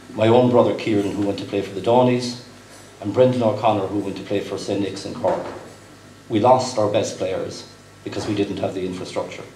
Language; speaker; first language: English; native; English